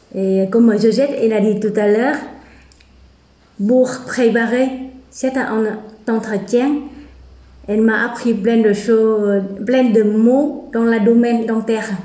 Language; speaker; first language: French; non-native, learner; Vietnamese